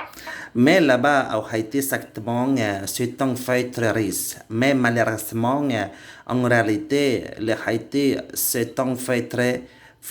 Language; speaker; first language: French; non-native, learner; Indonesian